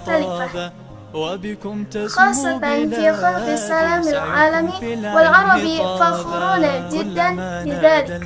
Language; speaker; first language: Arabic; non-native, learner; Indonesian